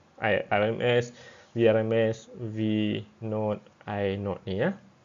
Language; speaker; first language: English; non-native, local second language; Malay